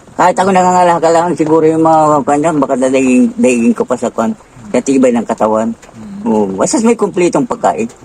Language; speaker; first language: Filipino; native; Filipino